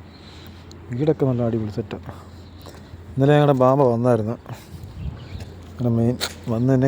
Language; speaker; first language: Malayalam; native; Malayalam